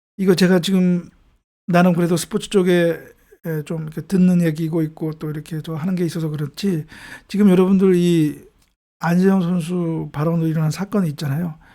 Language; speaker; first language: Korean; native; Korean